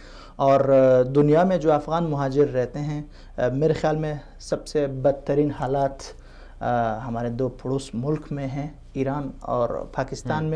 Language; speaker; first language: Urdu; non-native, fluent; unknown